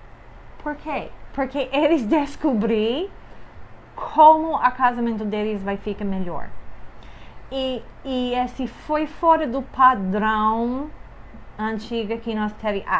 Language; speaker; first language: Portuguese; non-native, fluent; English